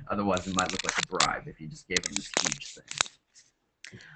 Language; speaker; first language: English; native; English